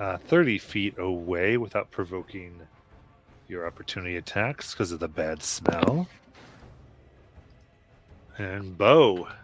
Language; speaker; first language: English; native; English